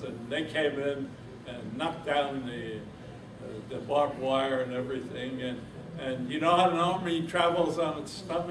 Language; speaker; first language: English; native; English